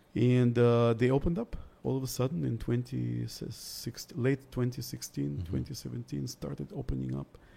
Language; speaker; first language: English; early bilingual, other home language; Russian